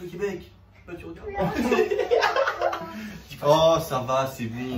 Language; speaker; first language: French; native; French